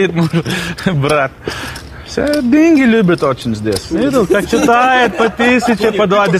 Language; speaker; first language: Russian; non-native, learner; Lithuanian